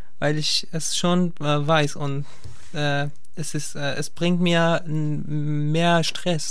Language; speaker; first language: German; non-native, learner; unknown